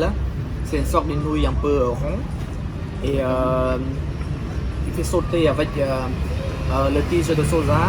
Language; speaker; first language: French; non-native, fluent; Khmer